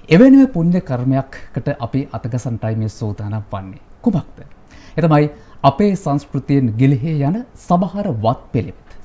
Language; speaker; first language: Sinhala; native; Sinhala